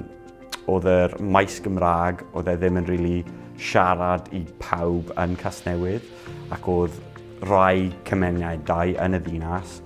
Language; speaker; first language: Welsh; non-native, local second language; English